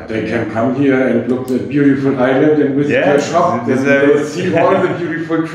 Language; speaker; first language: English; non-native, fluent; German